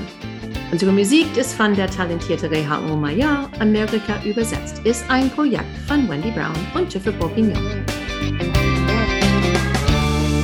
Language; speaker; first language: German; non-native, fluent; English